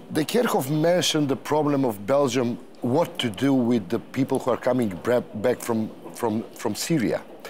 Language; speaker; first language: English; non-native, fluent; Macedonian